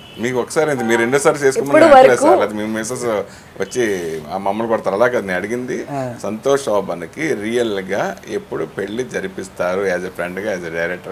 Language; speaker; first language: Telugu; native; Telugu